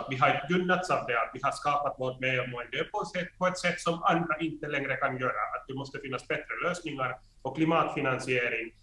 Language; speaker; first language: Swedish; non-native, fluent; Finnish